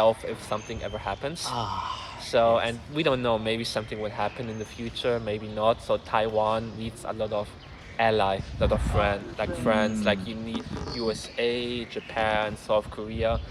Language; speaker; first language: English; non-native, fluent; German